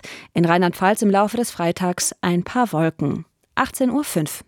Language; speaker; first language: German; native; German